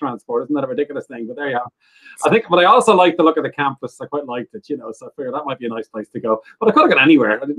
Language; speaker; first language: English; native; English